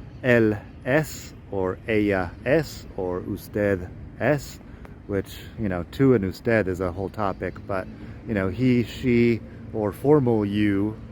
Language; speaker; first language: Spanish; non-native, fluent; English